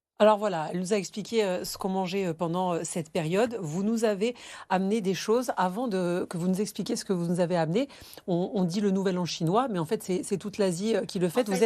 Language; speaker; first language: French; native; French